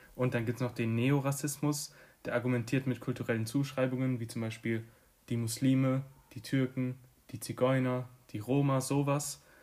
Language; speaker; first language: German; early bilingual, other home language; Albanian